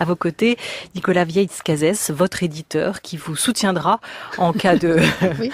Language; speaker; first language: French; native; French